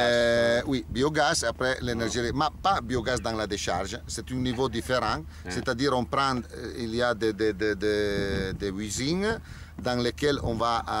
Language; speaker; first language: French; non-native, learner; Italian